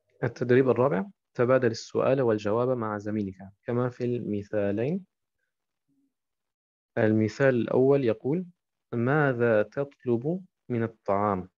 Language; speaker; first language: Arabic; non-native, fluent; German